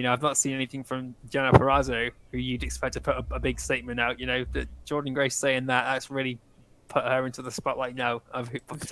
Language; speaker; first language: English; native; English